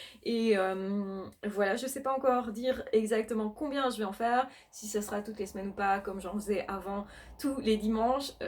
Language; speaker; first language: French; native; French